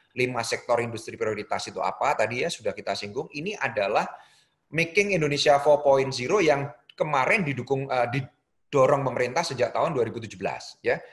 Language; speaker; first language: Indonesian; native; Indonesian